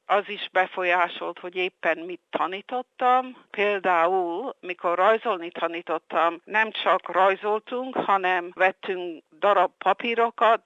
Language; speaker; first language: Hungarian; early bilingual, heritage; Hungarian